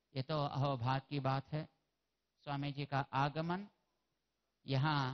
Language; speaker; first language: Hindi; non-native, local second language; Telugu